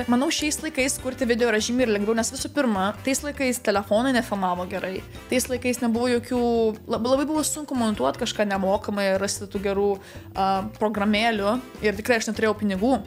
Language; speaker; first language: Lithuanian; non-native, local second language; Polish